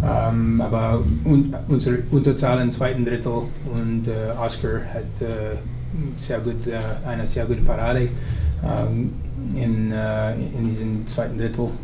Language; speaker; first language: German; non-native, learner; English